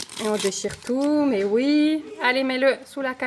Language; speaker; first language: French; native; French